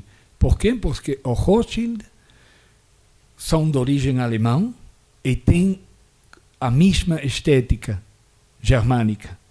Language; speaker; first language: Portuguese; non-native, fluent; Spanish